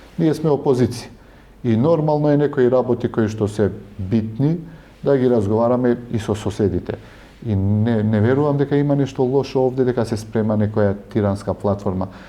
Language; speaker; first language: Macedonian; non-native, local second language; Albanian